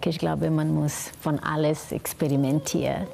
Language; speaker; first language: German; non-native, fluent; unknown